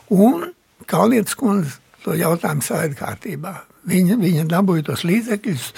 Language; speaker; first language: Latvian; early bilingual, heritage; Latvian